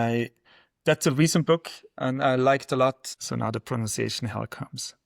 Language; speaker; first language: English; non-native, fluent; German